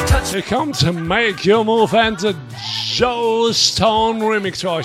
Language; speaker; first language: English; non-native, learner; German